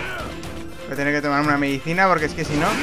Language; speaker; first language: Spanish; native; Spanish